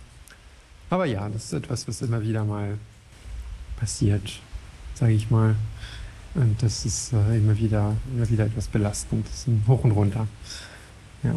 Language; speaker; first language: German; non-native, fluent; French